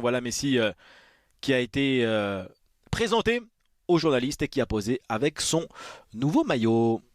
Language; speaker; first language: French; native; French